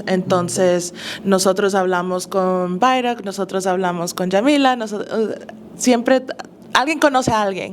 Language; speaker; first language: Spanish; early bilingual, other home language; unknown